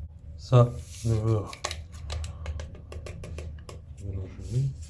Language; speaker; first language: French; non-native, learner; Arabic